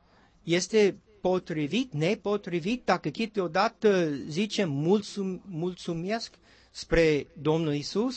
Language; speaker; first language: Romanian; non-native, learner; English